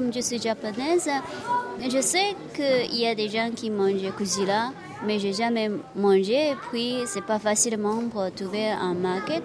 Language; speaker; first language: French; non-native, learner; Japanese